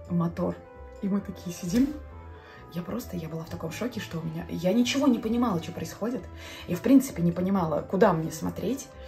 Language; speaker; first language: Russian; non-native, local second language; Latvian